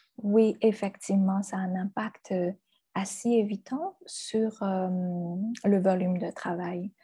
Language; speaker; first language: French; non-native, fluent; Chinese